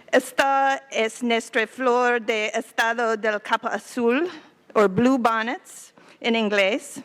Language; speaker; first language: Spanish; non-native, learner; English